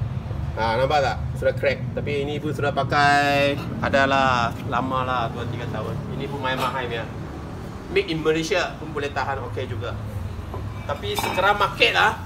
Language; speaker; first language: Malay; non-native, local second language; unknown